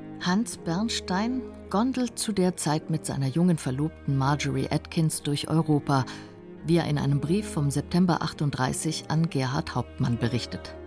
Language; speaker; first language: German; native; German